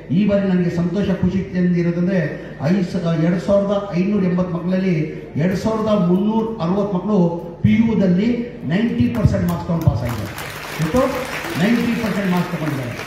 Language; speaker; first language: Kannada; non-native, local second language; Urdu